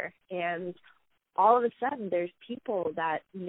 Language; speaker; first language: English; native; English